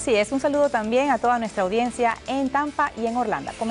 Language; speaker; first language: Spanish; native; Spanish